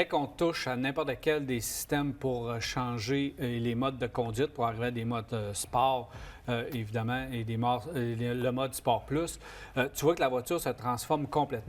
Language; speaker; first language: French; native; French